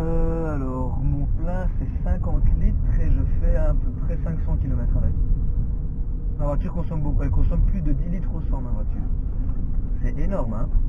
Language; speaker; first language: French; native; French